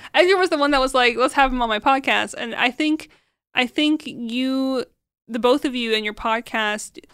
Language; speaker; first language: English; early bilingual, other home language; Arabic